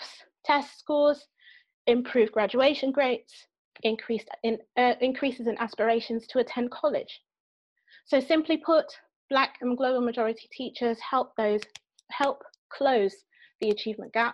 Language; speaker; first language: English; native; English